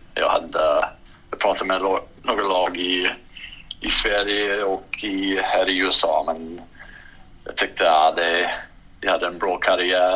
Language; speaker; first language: Swedish; non-native, fluent; English